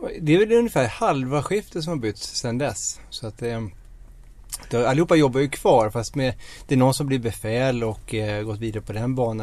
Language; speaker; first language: Swedish; native; Swedish